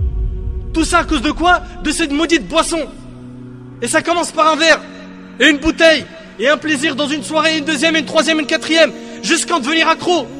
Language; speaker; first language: French; native; French